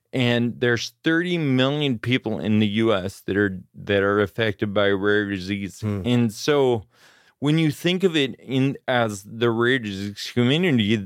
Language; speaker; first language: English; native; English